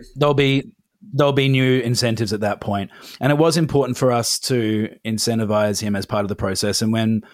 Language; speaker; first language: English; native; English